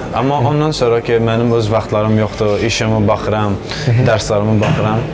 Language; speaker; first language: Azerbaijani; non-native, fluent; Persian